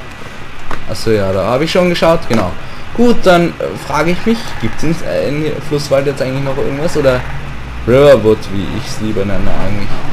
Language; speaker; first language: German; native; German